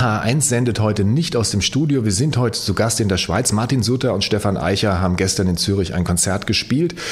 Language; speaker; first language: German; native; German